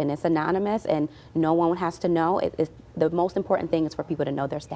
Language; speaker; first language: English; native; English